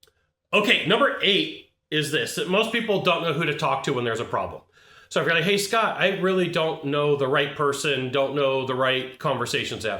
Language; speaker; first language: English; native; English